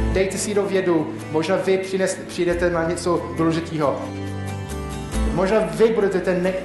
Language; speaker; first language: Czech; non-native, fluent; English